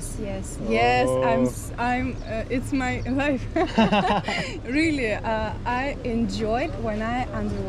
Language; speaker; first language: English; non-native, learner; Russian